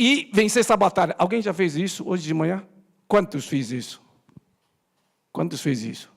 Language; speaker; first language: Portuguese; native; Portuguese